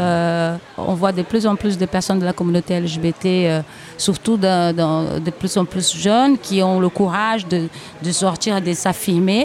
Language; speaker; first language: French; non-native, fluent; Portuguese